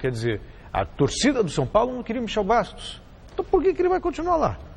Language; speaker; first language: Portuguese; native; Portuguese